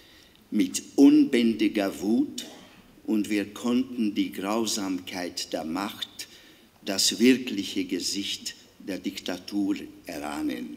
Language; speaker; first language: German; non-native, fluent; Hungarian